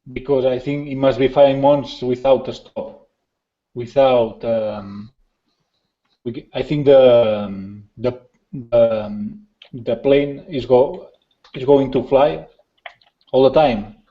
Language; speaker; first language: English; non-native, learner; Spanish